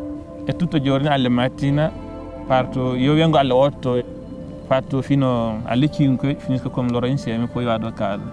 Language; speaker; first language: Italian; non-native, learner; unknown